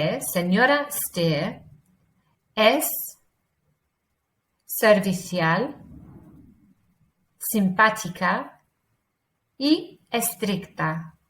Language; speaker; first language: Spanish; non-native, fluent; English